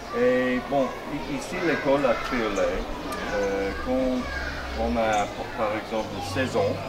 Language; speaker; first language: French; non-native, fluent; English